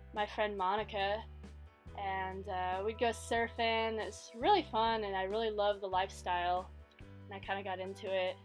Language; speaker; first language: English; native; English